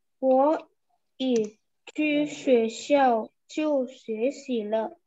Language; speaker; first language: Chinese; non-native, learner; Indonesian